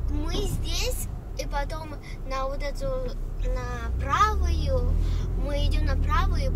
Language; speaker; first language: Russian; early bilingual, heritage; English